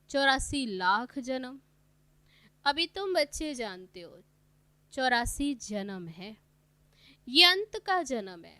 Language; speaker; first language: Hindi; native; Hindi